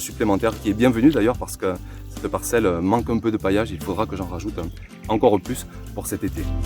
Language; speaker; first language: French; native; French